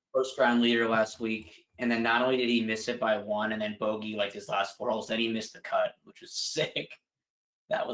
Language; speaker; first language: English; native; English